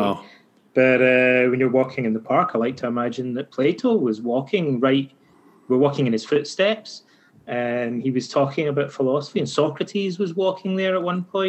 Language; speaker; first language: English; native; English